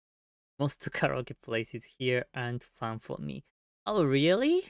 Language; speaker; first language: English; non-native, learner; Japanese